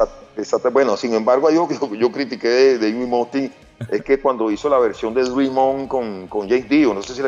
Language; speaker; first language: Spanish; native; Spanish